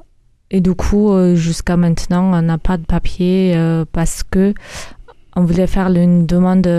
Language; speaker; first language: French; early bilingual, other home language; Mongolian